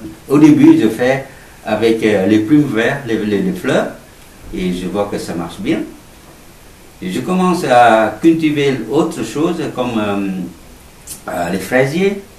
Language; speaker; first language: French; non-native, learner; Vietnamese